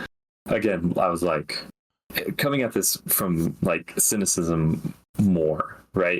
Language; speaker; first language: English; native; English